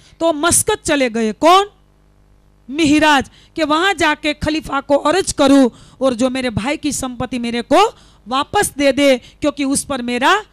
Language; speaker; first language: Hindi; non-native, local second language; Gujarati